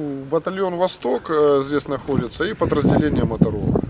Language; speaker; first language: Russian; native; Russian